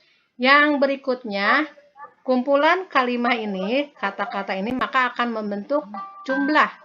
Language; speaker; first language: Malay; non-native, local second language; Sundanese